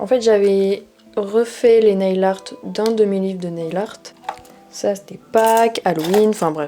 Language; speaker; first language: French; native; French